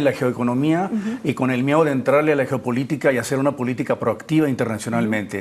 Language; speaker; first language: Spanish; native; Spanish